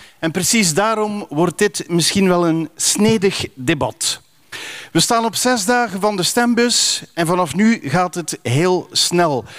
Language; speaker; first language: Dutch; native; Dutch